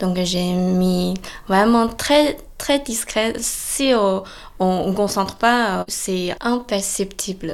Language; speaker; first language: French; non-native, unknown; Chinese